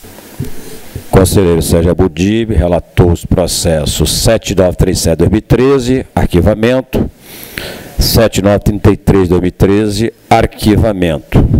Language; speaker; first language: Portuguese; native; Portuguese